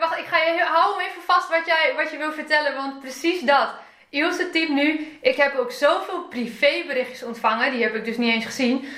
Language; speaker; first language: Dutch; native; Dutch